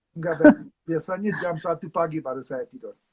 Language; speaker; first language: Indonesian; non-native, fluent; English